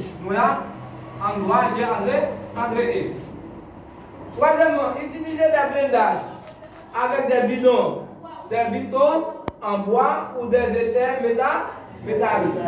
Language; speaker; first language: French; non-native, local second language; Haitian Creole